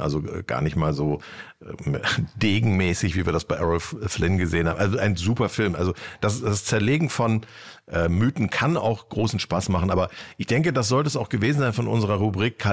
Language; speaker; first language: German; native; German